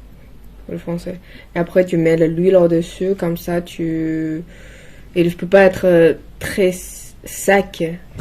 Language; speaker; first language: French; non-native, learner; Chinese